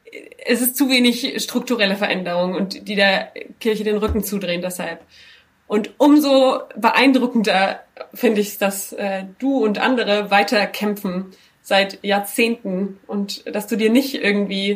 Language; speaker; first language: German; native; German